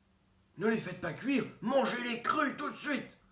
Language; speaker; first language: French; native; French